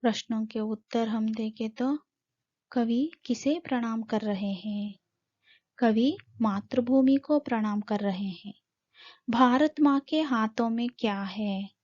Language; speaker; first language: Hindi; non-native, local second language; Kannada